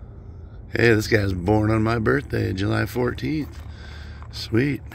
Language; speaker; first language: English; native; English